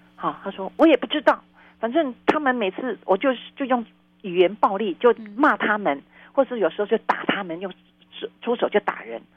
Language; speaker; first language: Chinese; non-native, local second language; Hakka Chinese